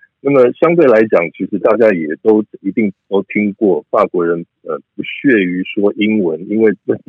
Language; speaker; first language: Chinese; native; Chinese